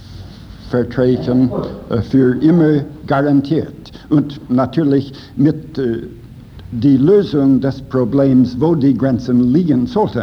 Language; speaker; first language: German; non-native, fluent; English